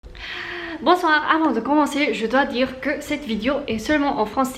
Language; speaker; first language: French; non-native, learner; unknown